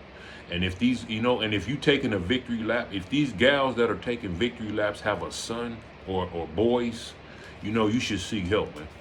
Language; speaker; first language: English; native; English